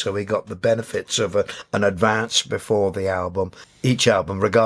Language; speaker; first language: English; native; English